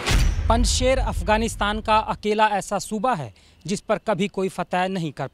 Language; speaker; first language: Hindi; native; Hindi